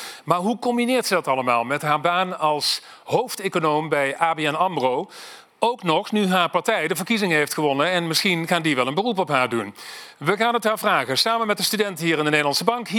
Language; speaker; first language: Dutch; native; Dutch